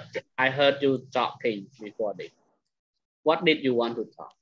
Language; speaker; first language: English; non-native, fluent; Khmer